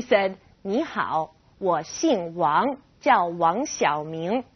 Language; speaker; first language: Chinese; non-native, fluent; English